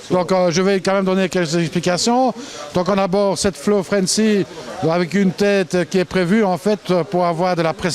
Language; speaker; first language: French; native; French